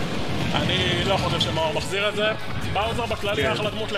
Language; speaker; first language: Hebrew; native; Hebrew